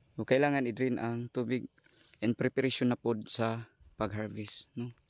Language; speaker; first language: Filipino; non-native, local second language; Cebuano